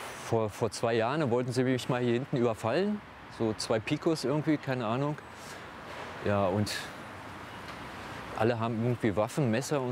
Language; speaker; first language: German; native; German